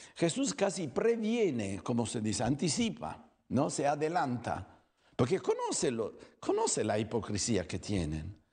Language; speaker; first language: Spanish; non-native, fluent; Italian